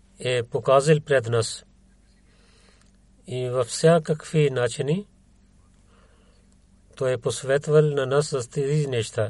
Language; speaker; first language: Bulgarian; non-native, learner; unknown